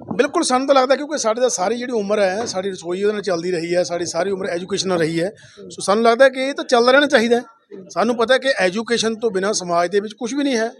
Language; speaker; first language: Punjabi; native; Punjabi